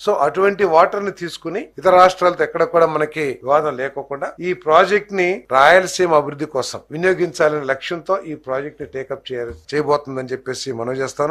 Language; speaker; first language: Telugu; native; Telugu